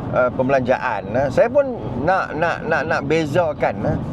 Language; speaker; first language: Malay; native; Malay